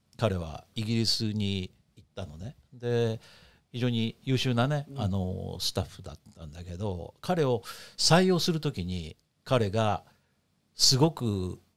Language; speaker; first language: Japanese; native; Japanese